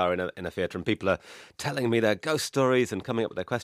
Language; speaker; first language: English; native; English